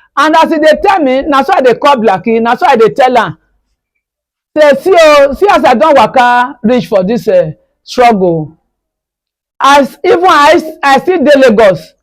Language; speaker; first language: Nigerian Pidgin; non-native, local second language; Bini